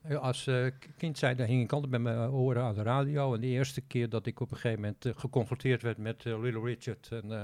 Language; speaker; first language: Dutch; native; Dutch